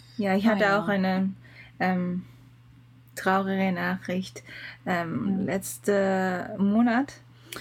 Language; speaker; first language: German; non-native, learner; Japanese